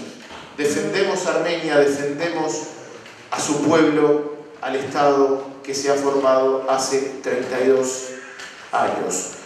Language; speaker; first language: Spanish; native; Spanish